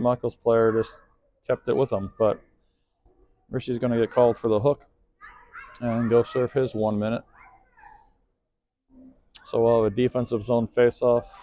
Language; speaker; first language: English; native; English